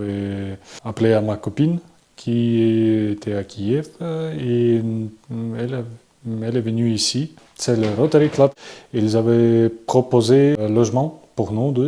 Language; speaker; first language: French; non-native, learner; Ukrainian